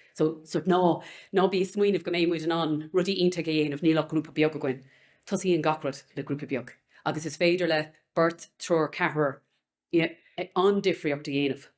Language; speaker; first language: Irish; non-native, local second language; English